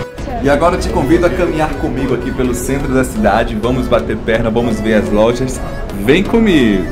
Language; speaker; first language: Portuguese; native; Portuguese